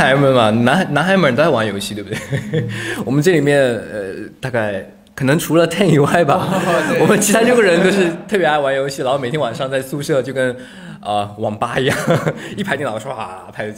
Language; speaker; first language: Chinese; native; Chinese